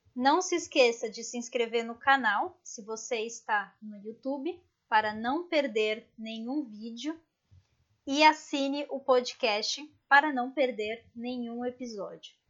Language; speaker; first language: Portuguese; native; Portuguese